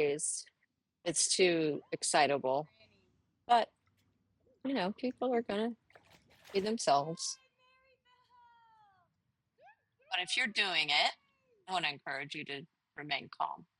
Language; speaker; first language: English; native; English